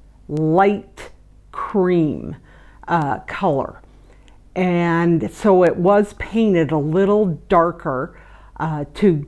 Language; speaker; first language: English; native; English